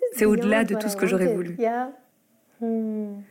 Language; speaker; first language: French; non-native, fluent; Arabic